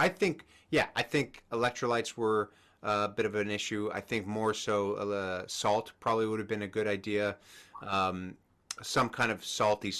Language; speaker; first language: English; native; English